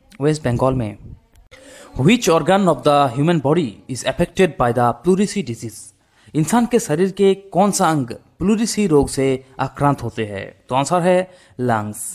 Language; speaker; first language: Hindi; non-native, local second language; Bangla